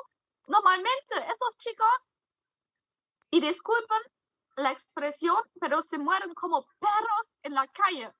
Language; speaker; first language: Spanish; non-native, fluent; German